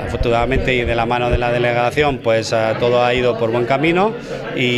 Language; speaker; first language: Spanish; native; Spanish